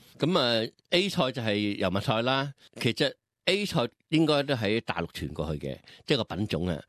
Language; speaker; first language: Cantonese; native; Cantonese